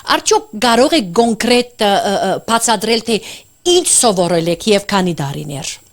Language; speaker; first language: Armenian; early bilingual, heritage; Armenian